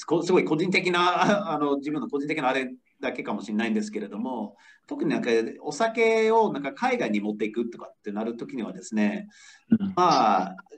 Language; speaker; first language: Japanese; non-native, fluent; English